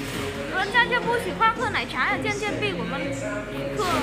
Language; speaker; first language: Chinese; non-native, learner; Vietnamese